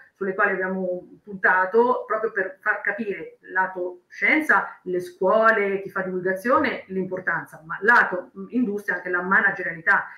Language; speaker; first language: Italian; native; Italian